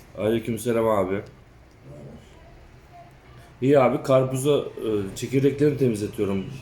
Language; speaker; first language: Turkish; native; Turkish